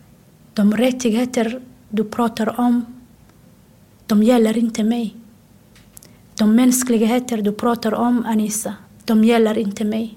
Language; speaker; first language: Swedish; non-native, fluent; Somali